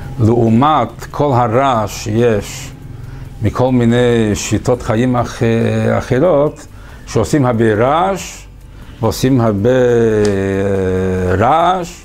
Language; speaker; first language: Hebrew; early bilingual, heritage; English